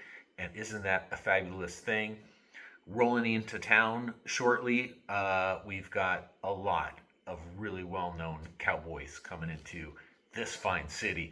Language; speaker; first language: English; native; English